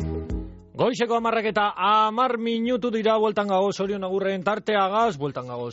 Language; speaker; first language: Basque; native; Basque